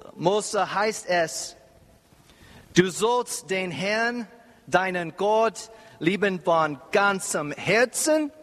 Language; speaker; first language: German; non-native, learner; English